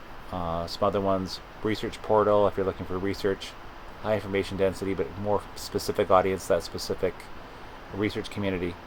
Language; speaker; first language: English; native; English